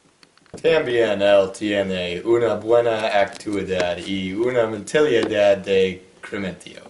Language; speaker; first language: Spanish; non-native, learner; English